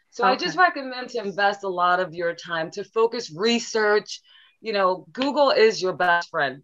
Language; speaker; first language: English; native; English